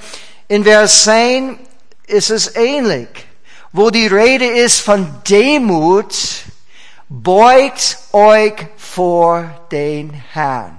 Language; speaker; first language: German; non-native, fluent; English